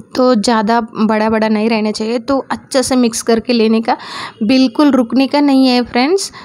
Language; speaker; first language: Hindi; non-native, local second language; Marathi